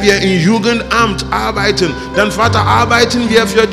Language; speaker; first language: German; non-native, learner; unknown